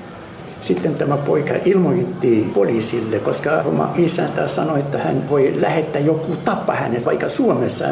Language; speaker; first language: Finnish; non-native, learner; Arabic